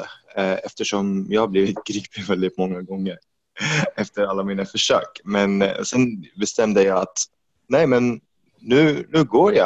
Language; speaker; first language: Swedish; non-native, fluent; Arabic